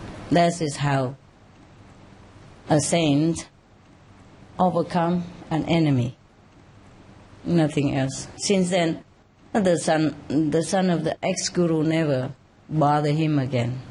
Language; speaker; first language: English; non-native, fluent; Vietnamese